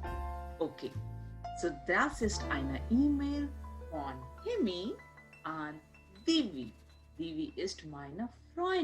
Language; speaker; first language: German; non-native, fluent; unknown